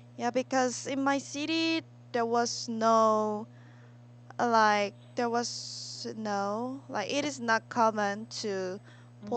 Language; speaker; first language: English; non-native, learner; Korean